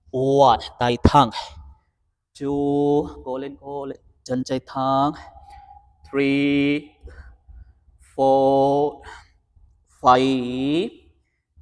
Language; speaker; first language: Vietnamese; non-native, learner; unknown